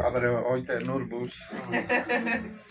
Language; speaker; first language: German; non-native, learner; Slovak